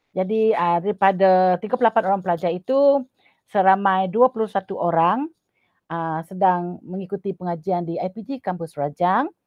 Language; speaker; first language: Malay; non-native, local second language; Iban